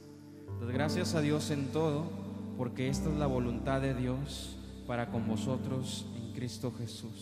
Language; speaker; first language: Spanish; native; Spanish